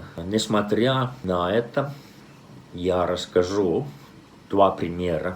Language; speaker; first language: Russian; non-native, fluent; Finnish